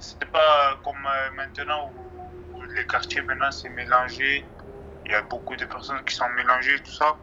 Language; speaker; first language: French; native; French